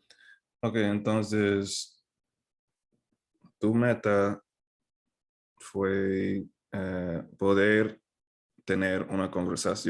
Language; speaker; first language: Spanish; non-native, fluent; English